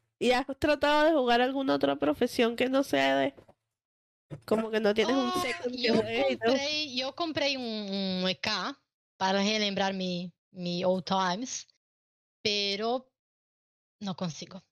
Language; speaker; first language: Spanish; non-native, learner; Portuguese